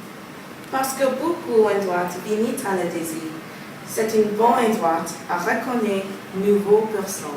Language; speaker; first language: French; non-native, learner; English